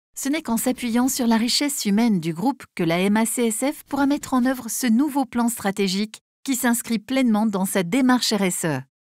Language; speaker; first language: French; native; French